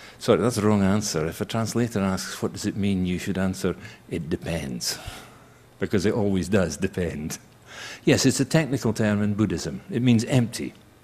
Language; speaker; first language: English; native; English